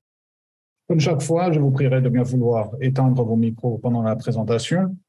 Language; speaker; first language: French; native; French